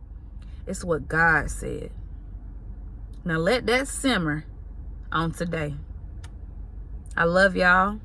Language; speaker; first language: English; native; English